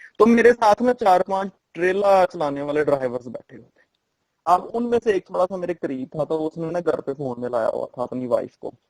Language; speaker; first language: Urdu; non-native, local second language; Punjabi